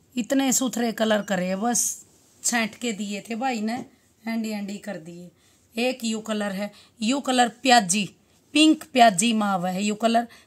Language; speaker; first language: Hindi; native; Hindi